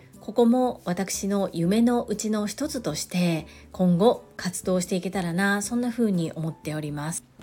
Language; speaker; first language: Japanese; native; Japanese